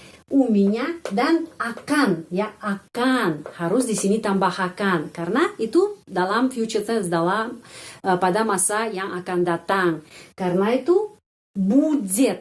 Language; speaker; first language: Indonesian; non-native, fluent; Russian